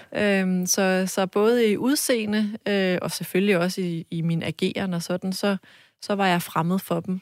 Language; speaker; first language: Danish; early bilingual, other home language; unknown